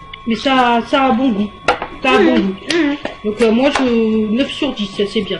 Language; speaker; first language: French; native; French